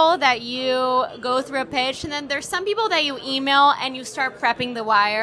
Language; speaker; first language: English; non-native, fluent; Portuguese